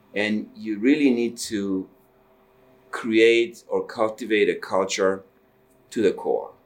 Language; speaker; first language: English; non-native, fluent; Greek